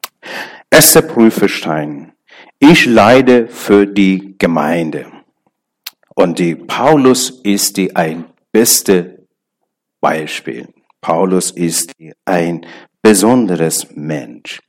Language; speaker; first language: German; non-native, learner; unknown